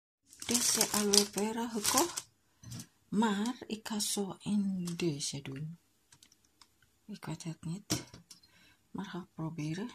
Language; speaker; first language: Dutch; non-native, learner; Indonesian